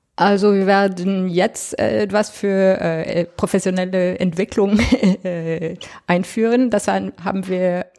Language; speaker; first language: German; non-native, fluent; French